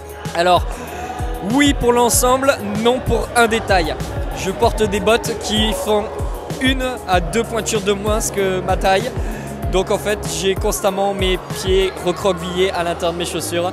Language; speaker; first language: French; native; French